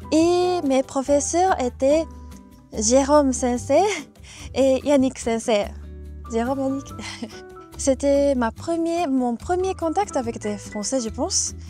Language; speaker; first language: French; non-native, fluent; Japanese